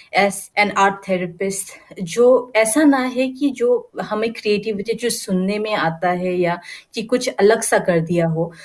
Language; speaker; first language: Hindi; non-native, local second language; Garo